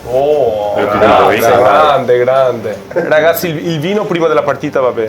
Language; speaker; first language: Italian; native; Italian